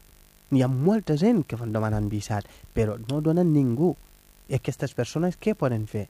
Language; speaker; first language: Catalan; non-native, fluent; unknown